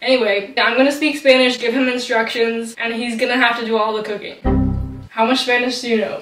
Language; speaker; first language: English; native; English